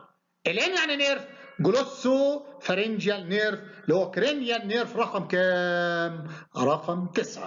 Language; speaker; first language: Arabic; native; Arabic